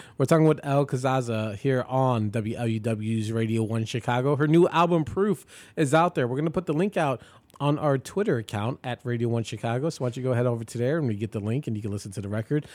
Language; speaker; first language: English; native; English